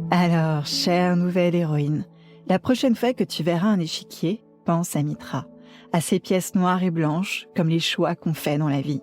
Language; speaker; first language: French; native; French